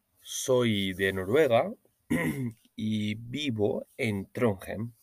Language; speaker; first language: Spanish; non-native, learner; Norwegian